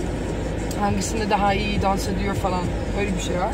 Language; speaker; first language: Turkish; non-native, learner; Dutch